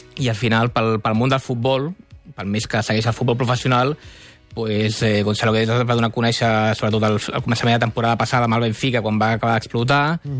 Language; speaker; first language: Catalan; native; Catalan